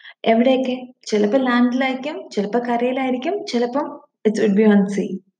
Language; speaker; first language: English; non-native, local second language; Malayalam